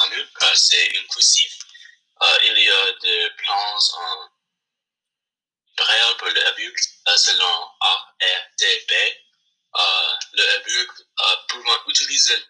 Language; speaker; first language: French; non-native, learner; English